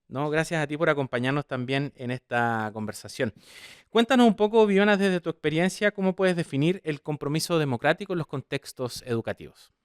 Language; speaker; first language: Spanish; native; Spanish